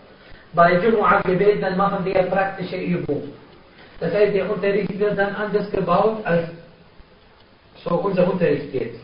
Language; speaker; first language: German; non-native, fluent; Arabic